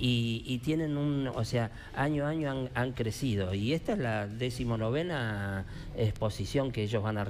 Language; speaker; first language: Spanish; native; Spanish